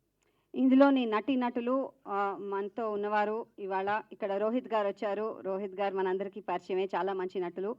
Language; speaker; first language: Telugu; native; Telugu